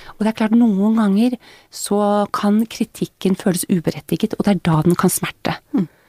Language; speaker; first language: Norwegian; native; Norwegian